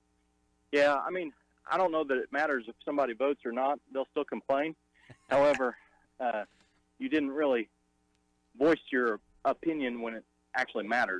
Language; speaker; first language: English; native; English